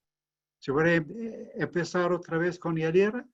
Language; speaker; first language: Spanish; non-native, fluent; English